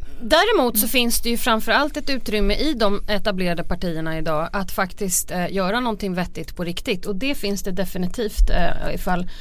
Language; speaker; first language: Swedish; native; Swedish